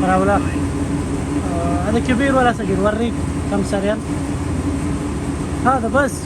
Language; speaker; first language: Arabic; non-native, learner; Urdu